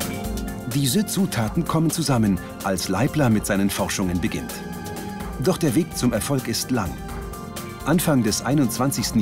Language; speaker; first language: German; native; German